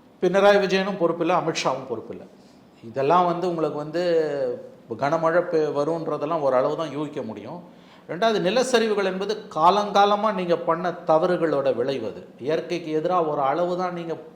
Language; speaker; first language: Tamil; native; Tamil